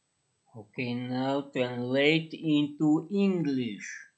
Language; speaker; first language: English; non-native, fluent; Spanish